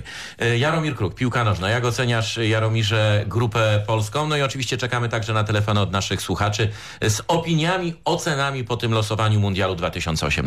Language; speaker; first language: Polish; native; Polish